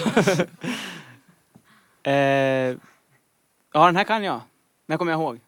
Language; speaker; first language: Swedish; native; Swedish